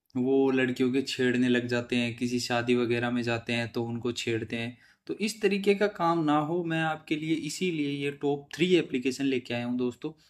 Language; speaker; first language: Hindi; native; Hindi